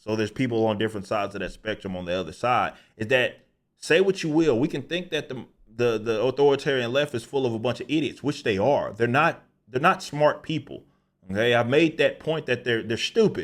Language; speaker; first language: English; native; English